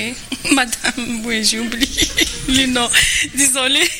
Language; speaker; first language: French; non-native, learner; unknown